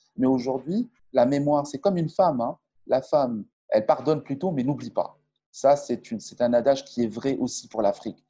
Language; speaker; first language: French; non-native, local second language; Arabic